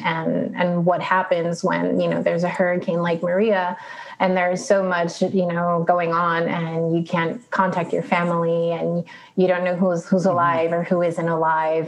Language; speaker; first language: English; early bilingual, other home language; Spanish